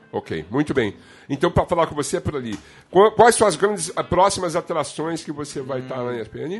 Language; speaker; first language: Portuguese; native; Portuguese